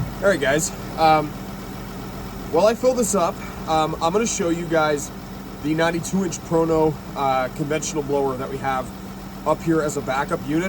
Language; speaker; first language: English; native; English